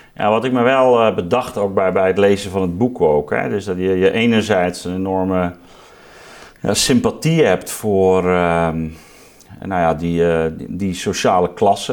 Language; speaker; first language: Dutch; native; Dutch